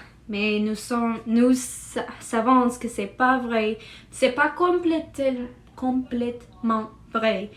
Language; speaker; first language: French; non-native, learner; English